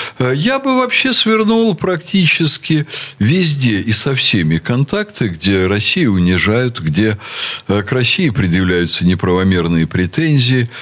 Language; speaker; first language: Russian; native; Russian